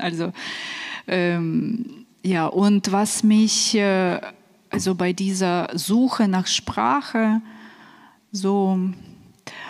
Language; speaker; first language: German; non-native, fluent; Ukrainian